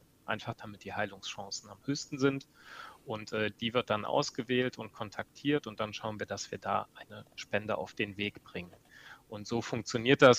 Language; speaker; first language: German; native; German